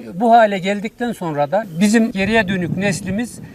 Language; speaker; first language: Turkish; native; Turkish